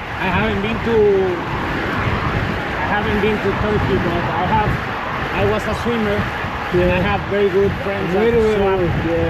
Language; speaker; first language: English; non-native, learner; Spanish